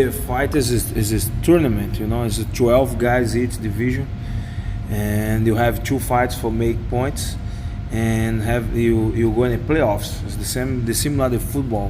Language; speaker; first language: English; non-native, learner; Portuguese